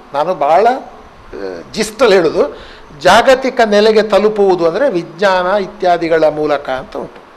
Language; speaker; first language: Kannada; native; Kannada